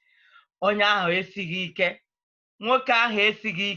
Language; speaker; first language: Igbo; native; Igbo